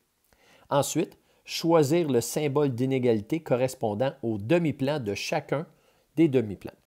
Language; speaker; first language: French; native; French